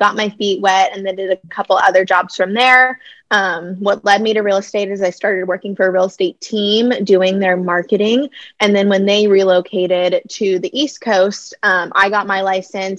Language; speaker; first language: English; native; English